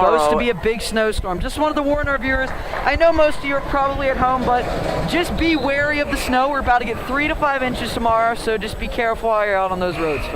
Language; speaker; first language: English; native; English